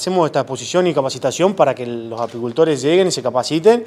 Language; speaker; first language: Spanish; native; Spanish